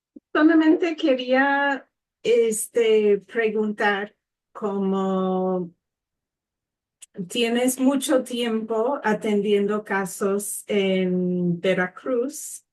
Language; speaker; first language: Spanish; non-native, fluent; English